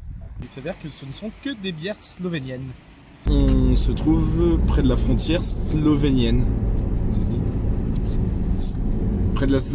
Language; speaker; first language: French; native; French